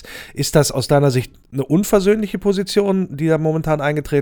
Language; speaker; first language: German; native; German